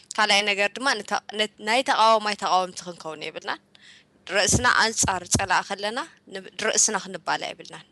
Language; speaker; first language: Tigrinya; early bilingual, heritage; Tigrinya